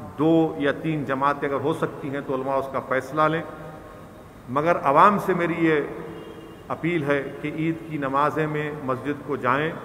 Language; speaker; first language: Hindi; non-native, local second language; Urdu